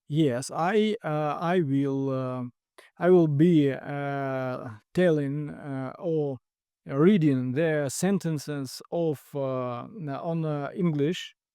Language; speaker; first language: English; non-native, learner; Ukrainian